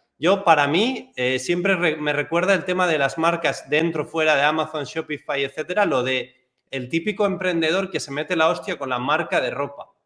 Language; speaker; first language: Spanish; native; Spanish